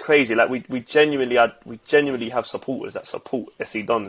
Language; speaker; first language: English; native; English